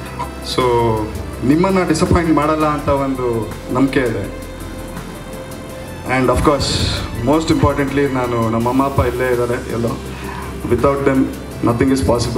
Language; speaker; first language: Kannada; native; Kannada